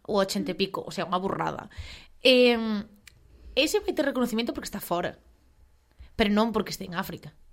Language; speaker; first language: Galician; non-native, local second language; Spanish